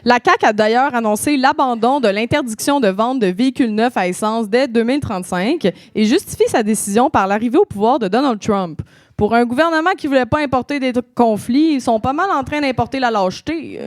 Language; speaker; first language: French; native; French